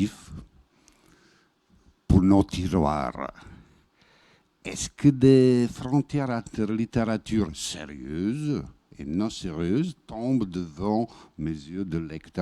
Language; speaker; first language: French; non-native, fluent; Bosnian